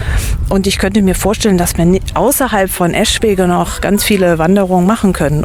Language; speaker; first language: German; native; German